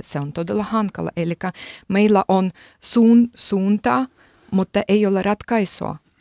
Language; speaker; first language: Finnish; non-native, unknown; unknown